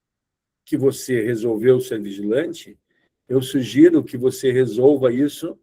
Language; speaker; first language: Portuguese; native; Portuguese